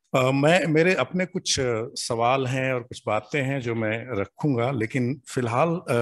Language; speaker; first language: Hindi; native; Hindi